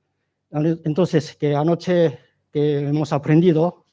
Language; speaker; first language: Spanish; non-native, learner; Korean